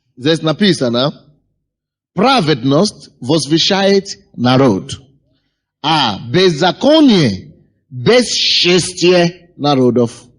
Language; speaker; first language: Russian; non-native, fluent; Yoruba